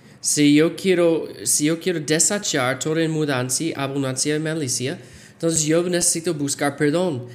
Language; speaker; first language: Spanish; non-native, fluent; English